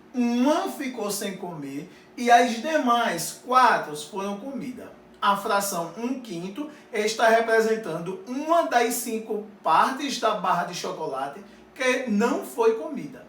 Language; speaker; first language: Portuguese; native; Portuguese